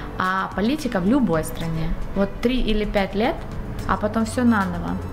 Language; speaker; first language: Russian; non-native, local second language; Ukrainian